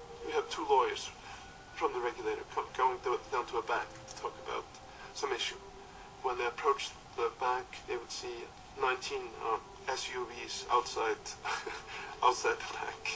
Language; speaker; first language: English; non-native, fluent; Icelandic